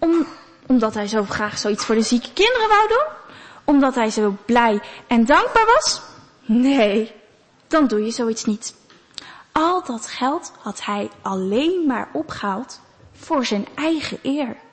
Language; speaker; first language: Dutch; native; Dutch